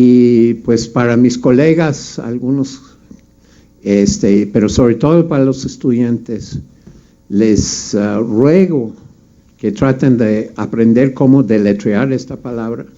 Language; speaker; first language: Spanish; non-native, fluent; English